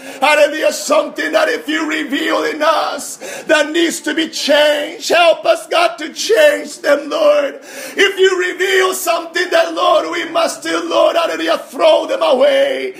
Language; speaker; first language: English; non-native, fluent; Japanese